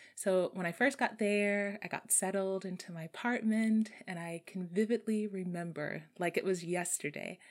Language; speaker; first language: English; native; English